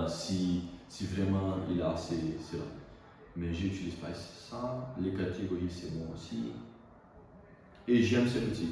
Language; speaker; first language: French; non-native, learner; Portuguese